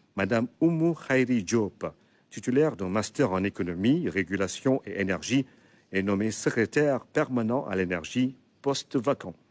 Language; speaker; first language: French; non-native, local second language; Wolof